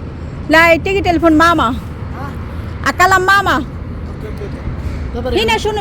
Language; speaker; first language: Arabic; non-native, learner; Bangla